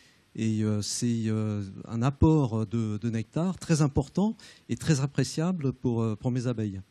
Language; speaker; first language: French; native; French